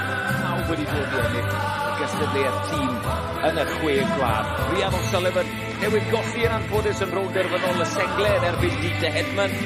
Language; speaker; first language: Welsh; native; Welsh